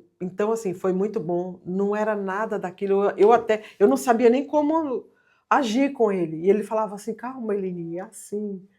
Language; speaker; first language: Portuguese; native; Portuguese